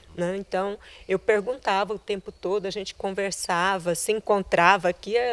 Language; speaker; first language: Portuguese; native; Portuguese